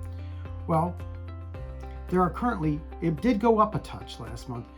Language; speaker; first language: English; native; English